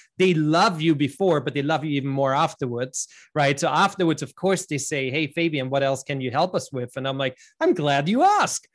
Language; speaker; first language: English; non-native, fluent; German